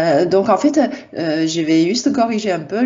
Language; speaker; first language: French; non-native, fluent; Chinese